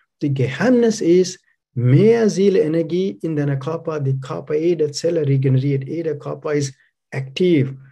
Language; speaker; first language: German; non-native, learner; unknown